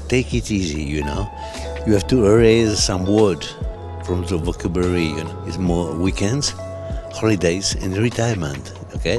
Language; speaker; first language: English; non-native, fluent; French